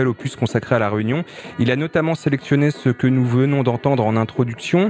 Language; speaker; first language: French; native; French